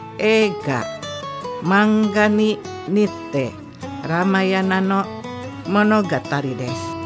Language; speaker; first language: Japanese; non-native, fluent; Indonesian